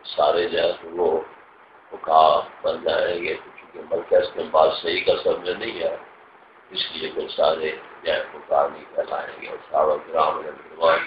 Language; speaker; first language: Urdu; non-native, local second language; Punjabi